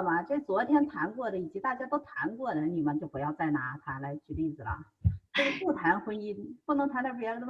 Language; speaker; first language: Chinese; native; Chinese